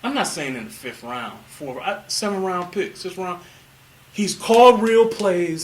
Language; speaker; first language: English; native; English